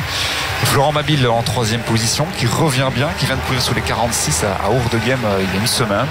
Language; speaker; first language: French; native; French